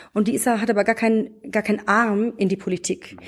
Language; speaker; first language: German; native; German